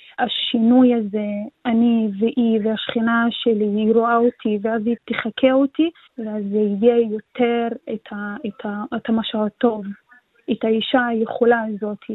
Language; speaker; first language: Hebrew; non-native, local second language; Arabic